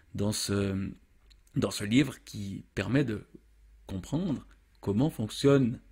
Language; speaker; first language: French; native; French